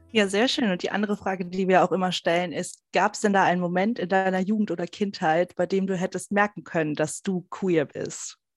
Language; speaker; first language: German; native; German